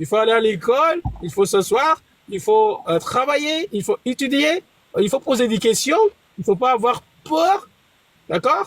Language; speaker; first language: French; non-native, fluent; Arabic